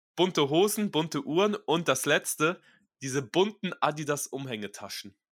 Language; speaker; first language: German; early bilingual, other home language; Russian